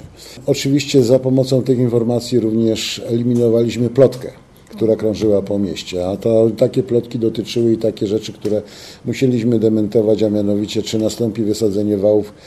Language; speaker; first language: Polish; native; Polish